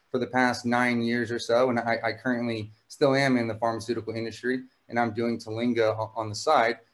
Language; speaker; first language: English; native; English